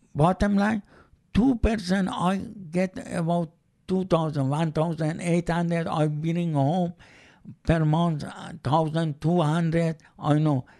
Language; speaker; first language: English; non-native, learner; Persian